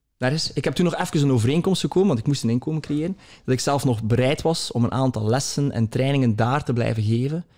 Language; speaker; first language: Dutch; native; Dutch